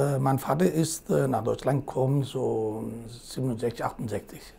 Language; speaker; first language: German; non-native, fluent; Greek